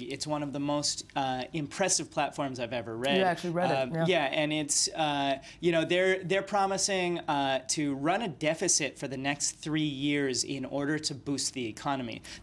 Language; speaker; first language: English; native; English